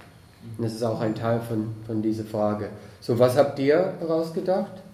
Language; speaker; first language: German; non-native, fluent; English